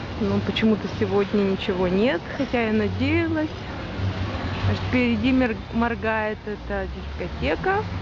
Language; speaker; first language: Russian; native; Russian